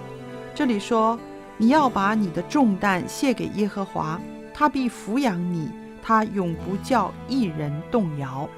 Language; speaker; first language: Chinese; native; Chinese